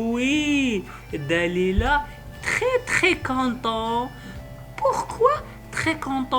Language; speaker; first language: French; non-native, local second language; Arabic